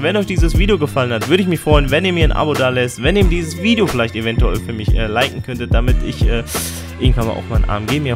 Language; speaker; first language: German; native; German